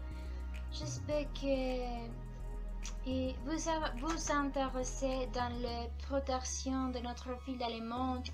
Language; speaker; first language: French; non-native, learner; Spanish